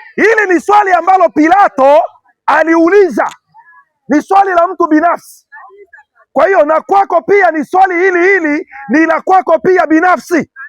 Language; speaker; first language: Swahili; non-native, local second language; Lingala